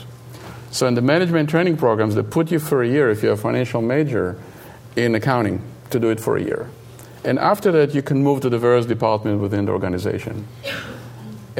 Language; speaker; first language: English; non-native, fluent; Hebrew